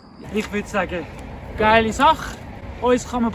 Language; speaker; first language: German; non-native, fluent; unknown